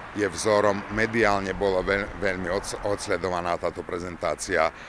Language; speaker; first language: Slovak; native; Slovak